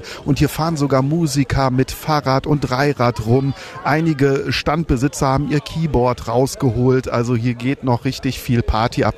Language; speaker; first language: German; native; German